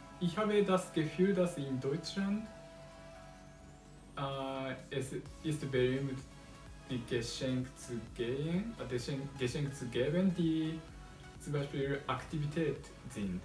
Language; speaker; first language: German; non-native, learner; Japanese